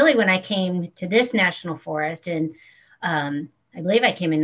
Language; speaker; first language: English; native; English